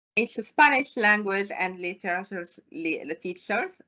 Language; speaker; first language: English; non-native, fluent; Arabic